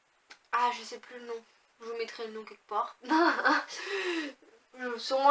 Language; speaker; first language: French; native; French